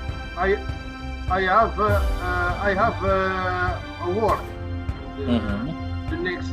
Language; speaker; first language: English; non-native, learner; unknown